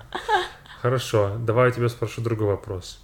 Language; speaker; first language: Russian; non-native, fluent; English